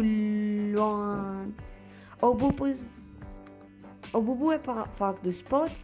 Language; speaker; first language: French; non-native, learner; Spanish